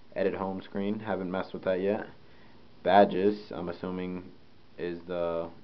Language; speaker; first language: English; native; English